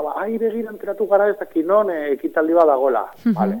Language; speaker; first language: Basque; native; Basque